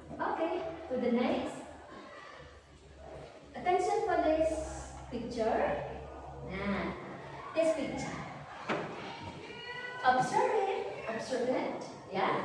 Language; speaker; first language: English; non-native, learner; Indonesian